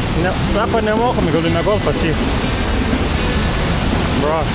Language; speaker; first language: Russian; non-native, learner; Lithuanian